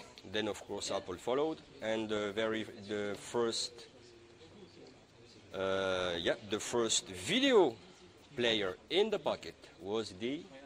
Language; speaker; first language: English; non-native, fluent; French